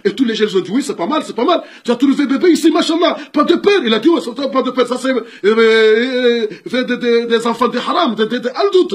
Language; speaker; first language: French; non-native, learner; Comorian